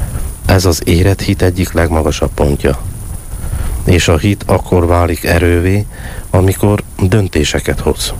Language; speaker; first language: Hungarian; native; Hungarian